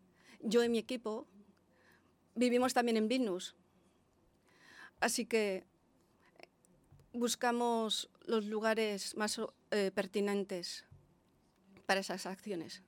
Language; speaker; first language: Spanish; non-native, fluent; Lithuanian